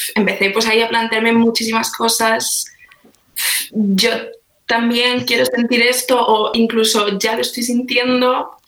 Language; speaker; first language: Spanish; native; Spanish